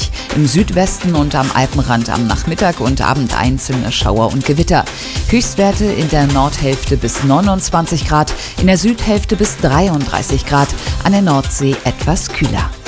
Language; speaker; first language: German; native; German